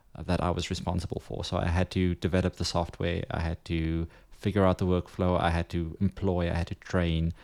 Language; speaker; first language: English; non-native, local second language; Afrikaans